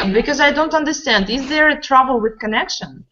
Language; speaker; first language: English; non-native, fluent; Russian